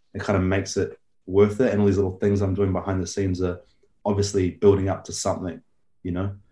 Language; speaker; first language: English; native; English